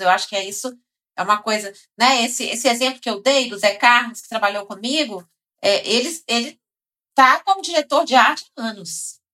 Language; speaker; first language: Portuguese; native; Portuguese